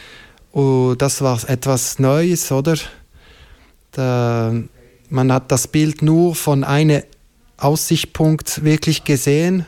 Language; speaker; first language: German; non-native, local second language; French